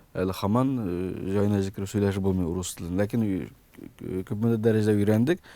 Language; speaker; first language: Tatar; early bilingual, heritage; Tatar